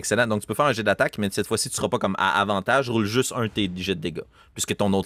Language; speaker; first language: French; native; French